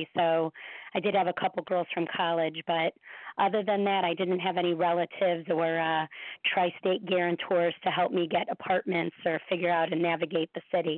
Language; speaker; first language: English; native; English